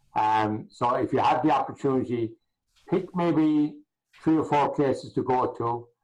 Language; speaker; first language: English; native; English